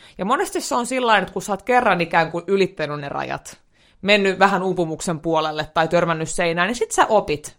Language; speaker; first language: Finnish; native; Finnish